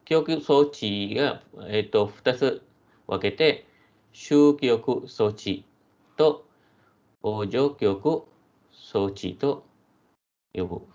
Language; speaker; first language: Japanese; non-native, fluent; Malay